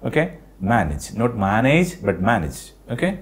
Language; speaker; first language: English; non-native, local second language; Malayalam